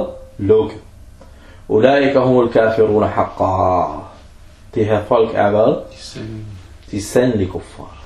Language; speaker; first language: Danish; early bilingual, other home language; Arabic